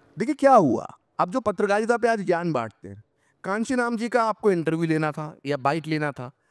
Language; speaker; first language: Hindi; native; Hindi